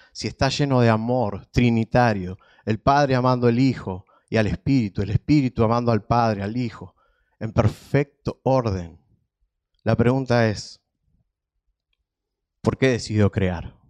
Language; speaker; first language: Spanish; native; Spanish